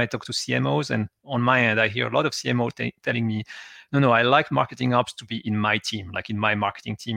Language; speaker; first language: English; non-native, fluent; French